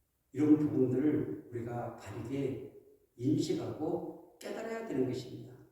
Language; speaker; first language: Korean; native; Korean